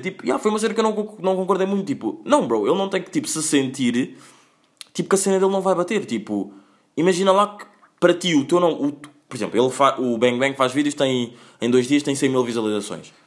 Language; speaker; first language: Portuguese; native; Portuguese